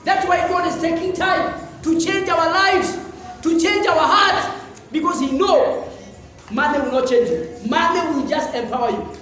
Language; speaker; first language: English; non-native, local second language; Swahili